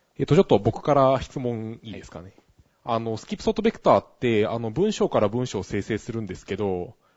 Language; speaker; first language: Japanese; native; Japanese